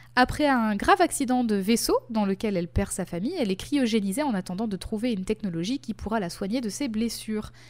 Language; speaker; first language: French; native; French